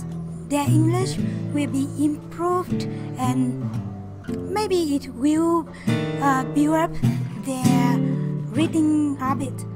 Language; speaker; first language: English; non-native, learner; Vietnamese